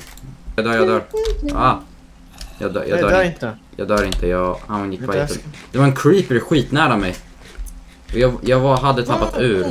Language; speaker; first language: Swedish; native; Swedish